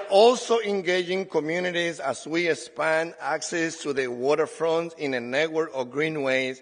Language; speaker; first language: English; non-native, fluent; Spanish